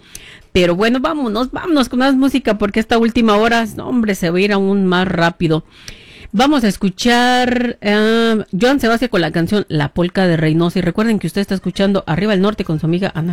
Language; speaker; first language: Spanish; native; Spanish